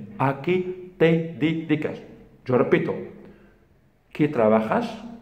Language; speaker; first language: Spanish; non-native, fluent; Arabic